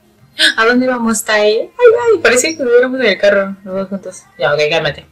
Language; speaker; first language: Spanish; native; Spanish